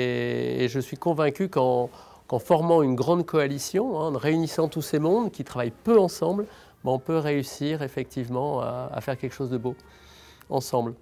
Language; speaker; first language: French; native; French